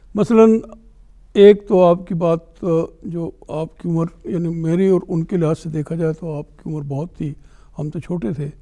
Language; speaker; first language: Urdu; non-native, local second language; Pashto